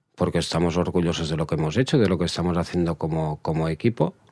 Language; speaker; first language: Spanish; native; Spanish